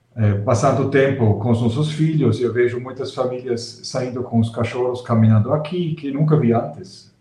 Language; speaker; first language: Portuguese; non-native, fluent; German